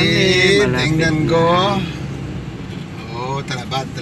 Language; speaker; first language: Filipino; non-native, learner; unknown